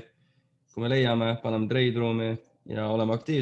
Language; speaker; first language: Estonian; native; Estonian